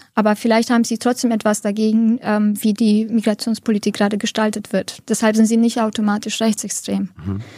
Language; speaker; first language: German; early bilingual, other home language; Romanian